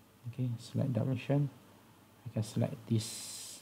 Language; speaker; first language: English; non-native, local second language; Malay